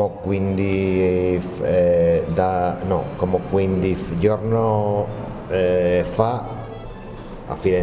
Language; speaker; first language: Italian; non-native, learner; Spanish